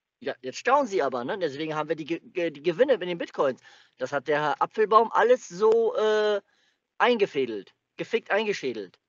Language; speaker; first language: German; native; German